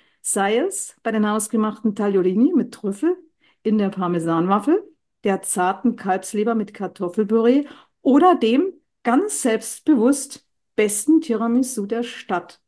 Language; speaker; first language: German; native; German